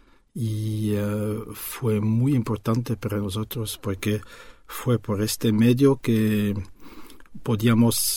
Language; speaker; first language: Spanish; non-native, fluent; French